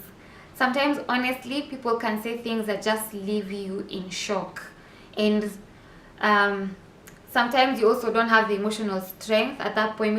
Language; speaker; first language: English; non-native, local second language; Swahili